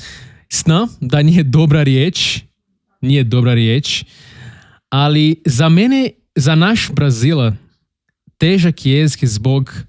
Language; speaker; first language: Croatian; non-native, learner; Portuguese